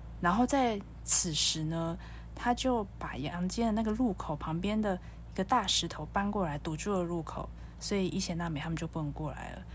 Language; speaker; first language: Chinese; native; Chinese